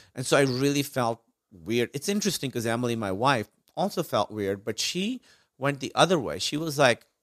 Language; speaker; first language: English; non-native, local second language; Urdu